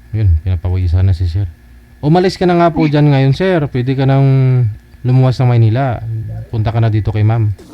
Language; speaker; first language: Filipino; native; Filipino